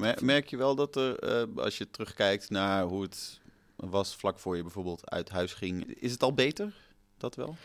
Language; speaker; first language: Dutch; native; Dutch